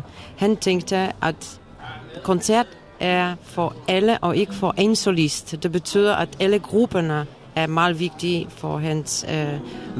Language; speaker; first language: Danish; non-native, fluent; Polish